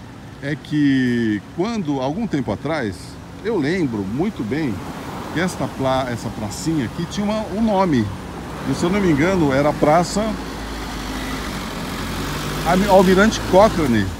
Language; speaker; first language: Portuguese; native; Portuguese